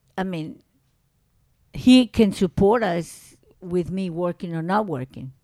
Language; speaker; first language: English; non-native, fluent; Spanish